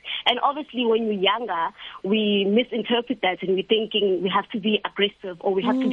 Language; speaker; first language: English; non-native, local second language; Zulu